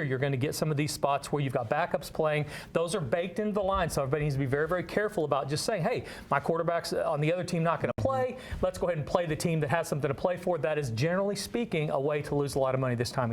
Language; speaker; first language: English; native; English